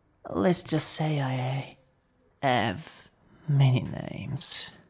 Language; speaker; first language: English; non-native, fluent; Italian